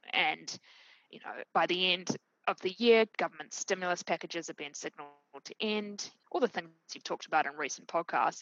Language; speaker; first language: English; native; English